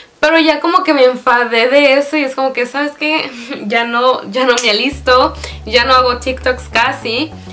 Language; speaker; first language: Spanish; native; Spanish